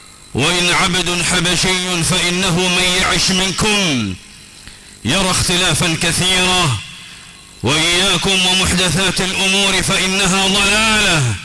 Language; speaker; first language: Arabic; non-native, local second language; Swahili